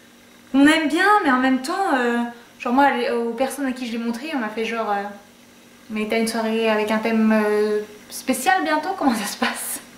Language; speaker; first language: French; native; French